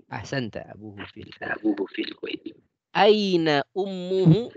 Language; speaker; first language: Arabic; non-native, fluent; Indonesian